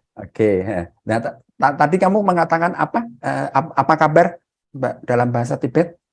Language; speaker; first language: Indonesian; native; Indonesian